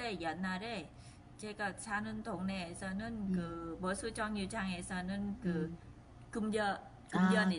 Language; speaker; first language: Korean; non-native, fluent; Vietnamese